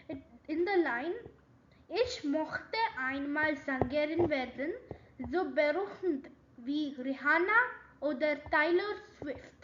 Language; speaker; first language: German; non-native, learner; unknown